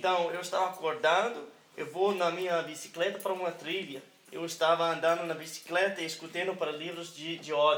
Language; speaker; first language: Portuguese; non-native, learner; English